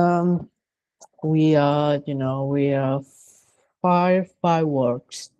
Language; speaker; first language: English; non-native, learner; Vietnamese